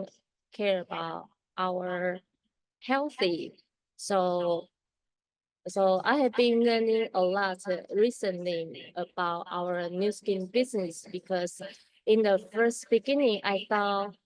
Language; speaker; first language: English; non-native, learner; Chinese